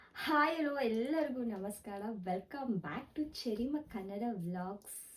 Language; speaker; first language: Kannada; native; Kannada